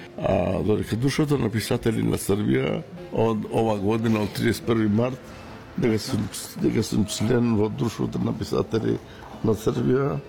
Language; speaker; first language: Macedonian; non-native, local second language; Romany